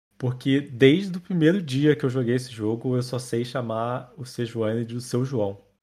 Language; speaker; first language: Portuguese; native; Portuguese